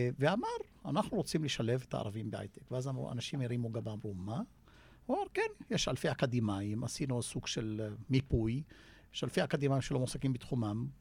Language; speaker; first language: Hebrew; non-native, local second language; Arabic